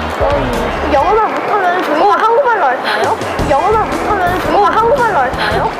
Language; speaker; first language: Korean; non-native, learner; English